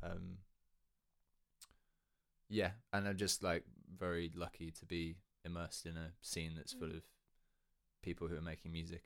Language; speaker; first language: English; native; English